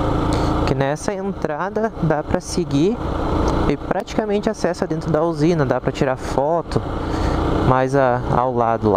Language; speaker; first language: Portuguese; native; Portuguese